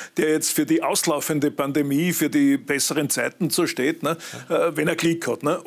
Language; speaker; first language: German; native; German